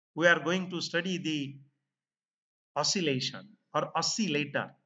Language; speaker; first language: English; non-native, local second language; Marathi